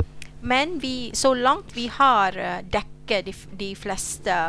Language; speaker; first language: Norwegian; non-native, fluent; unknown